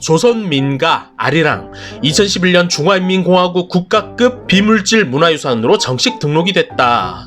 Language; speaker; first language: Korean; native; Korean